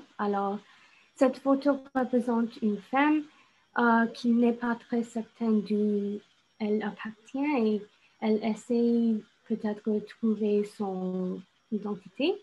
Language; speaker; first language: French; non-native, local second language; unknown